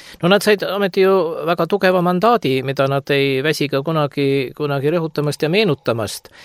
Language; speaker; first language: Estonian; native; Estonian